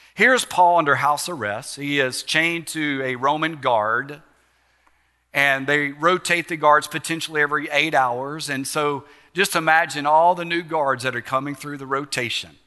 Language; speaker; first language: English; native; English